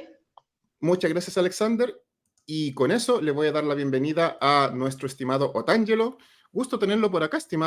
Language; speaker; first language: Spanish; native; Spanish